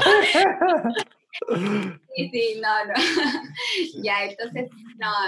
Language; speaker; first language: Spanish; native; Spanish